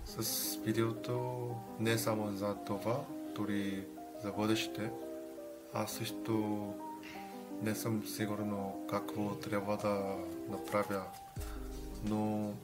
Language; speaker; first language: Bulgarian; non-native, learner; Korean